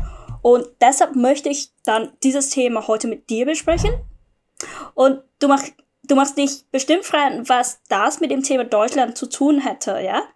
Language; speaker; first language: German; non-native, fluent; Vietnamese